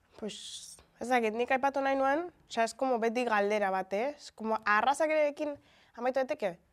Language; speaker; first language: Basque; early bilingual, other home language; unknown